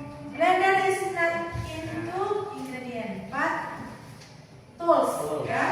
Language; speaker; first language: English; non-native, learner; Indonesian